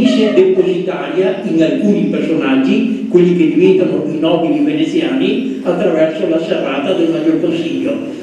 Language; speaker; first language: Italian; native; Italian